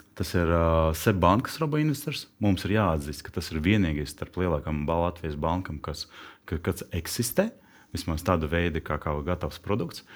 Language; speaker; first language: Latvian; non-native, local second language; Russian